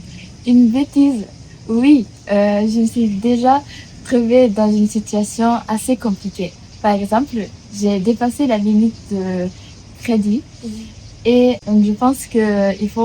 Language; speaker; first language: French; non-native, learner; Japanese